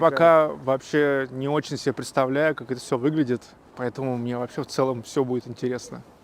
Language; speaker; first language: Russian; native; Russian